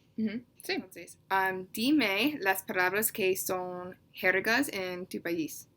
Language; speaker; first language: Spanish; non-native, learner; English